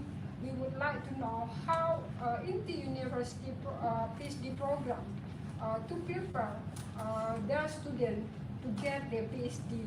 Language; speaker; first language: English; non-native, fluent; Indonesian